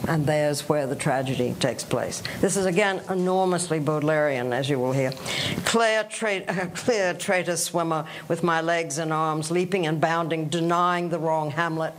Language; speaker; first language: English; native; English